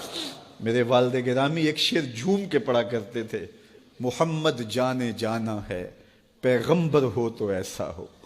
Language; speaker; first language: Urdu; native; Urdu